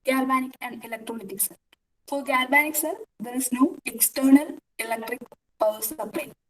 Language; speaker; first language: English; non-native, local second language; Malayalam